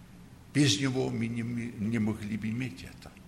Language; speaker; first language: Russian; early bilingual, heritage; Russian